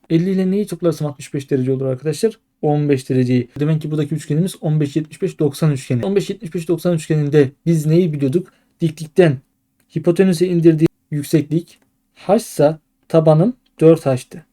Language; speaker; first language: Turkish; native; Turkish